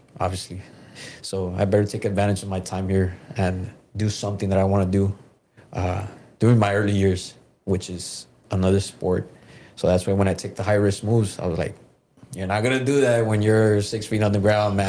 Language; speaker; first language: English; early bilingual, other home language; Spanish